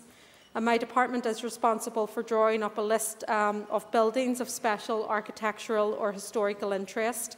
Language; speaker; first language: English; native; English